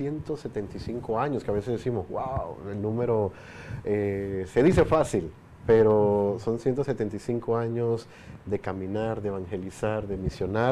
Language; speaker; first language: Spanish; native; Spanish